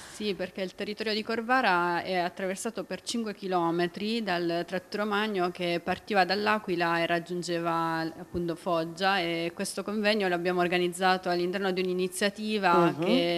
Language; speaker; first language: Italian; native; Italian